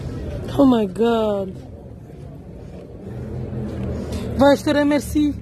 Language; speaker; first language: French; non-native, learner; Romanian